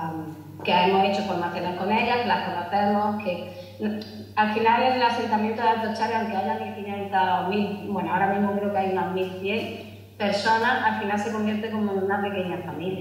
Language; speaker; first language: Spanish; native; Spanish